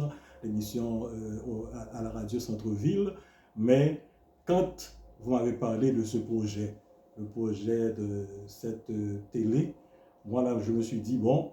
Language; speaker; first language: French; non-native, local second language; Haitian Creole